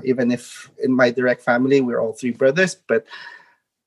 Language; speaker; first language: English; non-native, local second language; Filipino